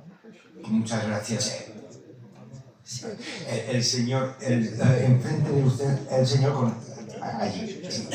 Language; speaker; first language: Spanish; non-native, fluent; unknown